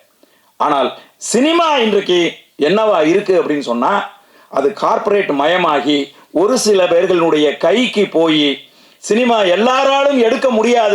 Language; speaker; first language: Tamil; native; Tamil